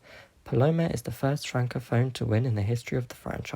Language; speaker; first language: English; native; English